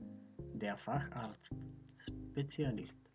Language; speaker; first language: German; non-native, fluent; Macedonian